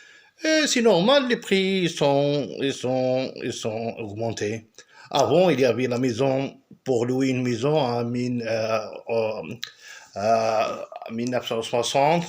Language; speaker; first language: French; non-native, local second language; Arabic